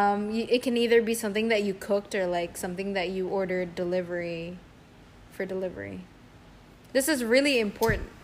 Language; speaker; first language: English; non-native, fluent; Indonesian